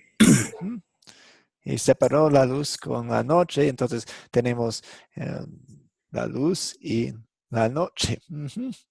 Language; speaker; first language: Spanish; non-native, fluent; English